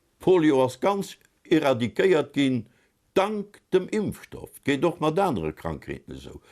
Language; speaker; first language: Luxembourgish; native; Luxembourgish